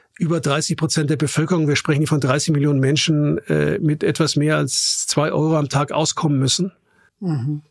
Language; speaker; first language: German; native; German